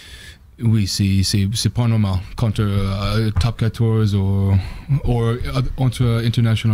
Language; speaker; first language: French; non-native, learner; English